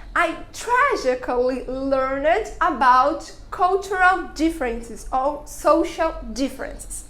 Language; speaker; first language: English; non-native, fluent; Portuguese